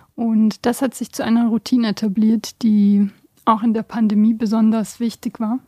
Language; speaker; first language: German; early bilingual, other home language; Bosnian